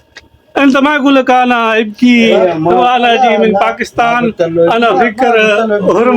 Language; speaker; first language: Arabic; non-native, learner; Urdu